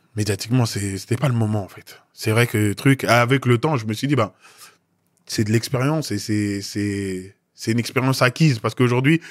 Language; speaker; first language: French; native; French